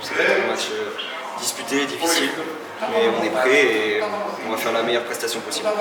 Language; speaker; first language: French; native; French